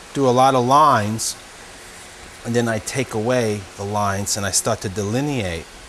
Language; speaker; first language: English; native; English